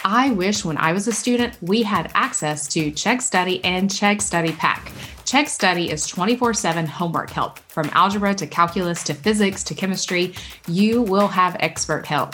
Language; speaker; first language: English; native; English